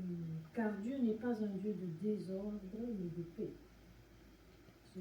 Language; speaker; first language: French; non-native, learner; English